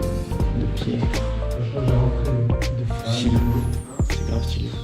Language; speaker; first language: French; native; French